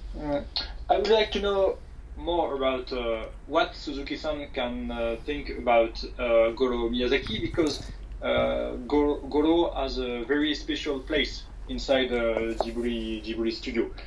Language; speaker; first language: English; non-native, fluent; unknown